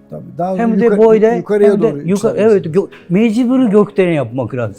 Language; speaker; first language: Turkish; non-native, learner; Japanese